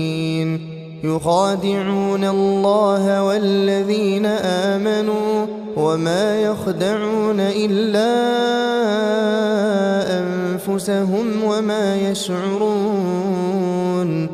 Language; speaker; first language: Arabic; native; Arabic